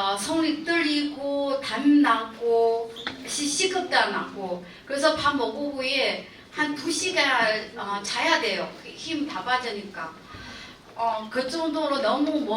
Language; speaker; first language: Korean; non-native, learner; Chinese